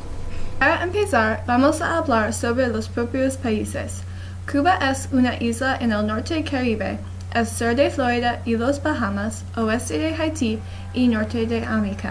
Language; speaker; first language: Spanish; non-native, learner; English